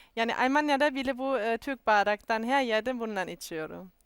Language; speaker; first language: Turkish; non-native, fluent; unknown